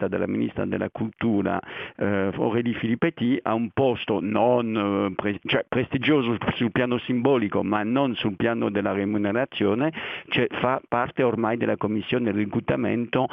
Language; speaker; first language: Italian; non-native, fluent; French